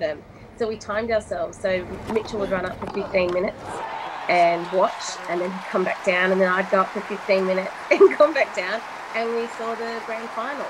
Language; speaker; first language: English; native; English